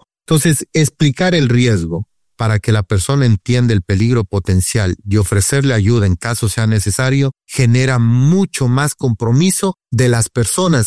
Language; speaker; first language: Spanish; native; Spanish